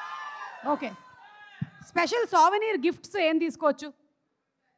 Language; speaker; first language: Telugu; native; Telugu